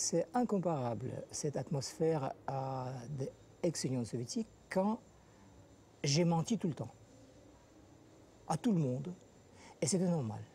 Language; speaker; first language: French; non-native, fluent; Russian